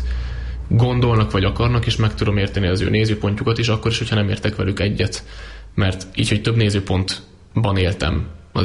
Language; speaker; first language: Hungarian; native; Hungarian